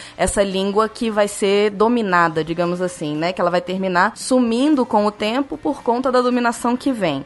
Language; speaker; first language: Portuguese; native; Portuguese